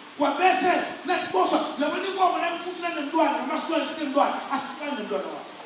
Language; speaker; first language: Zulu; non-native, local second language; Swati